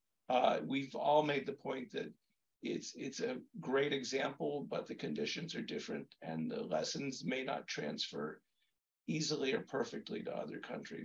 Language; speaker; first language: English; native; English